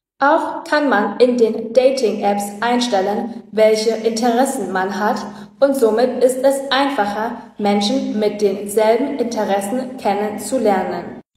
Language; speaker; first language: German; non-native, fluent; Vietnamese